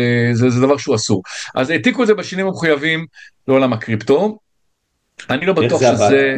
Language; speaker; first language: Hebrew; native; Hebrew